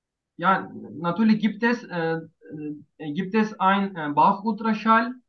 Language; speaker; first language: German; non-native, learner; Turkish